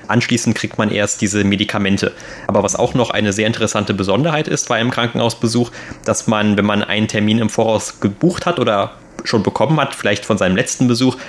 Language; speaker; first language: German; native; German